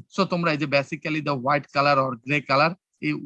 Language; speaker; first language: English; non-native, local second language; Bangla